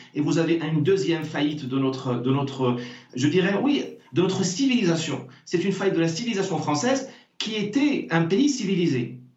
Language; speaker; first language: French; non-native, local second language; Arabic